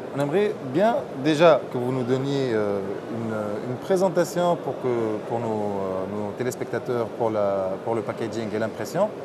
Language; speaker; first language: French; non-native, local second language; Arabic